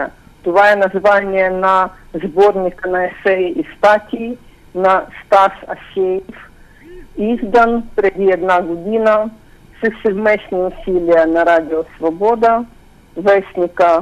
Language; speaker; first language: Bulgarian; non-native, fluent; Ukrainian